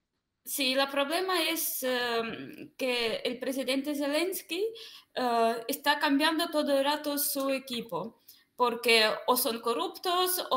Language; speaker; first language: Spanish; non-native, fluent; Russian